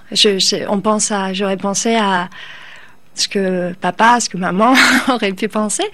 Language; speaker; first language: French; early bilingual, other home language; Turkish